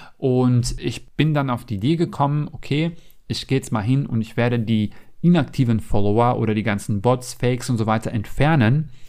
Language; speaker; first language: German; non-native, fluent; Macedonian